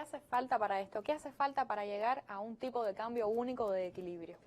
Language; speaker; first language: Spanish; native; Spanish